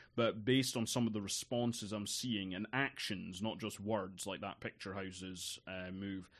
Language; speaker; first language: English; native; English